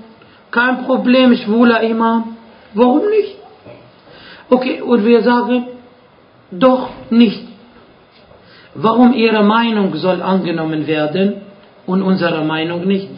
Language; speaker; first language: German; non-native, fluent; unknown